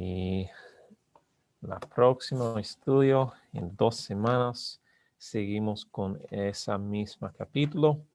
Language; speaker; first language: Spanish; non-native, learner; English